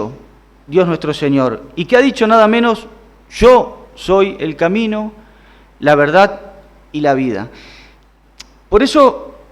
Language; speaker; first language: Spanish; native; Spanish